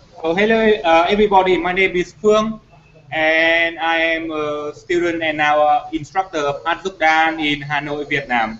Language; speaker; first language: English; non-native, fluent; Vietnamese